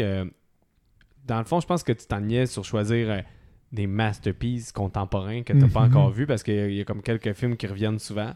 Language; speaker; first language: French; native; French